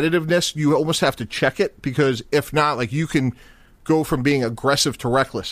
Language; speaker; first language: English; native; English